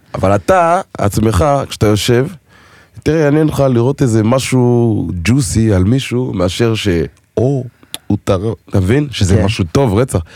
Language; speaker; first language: Hebrew; non-native, local second language; French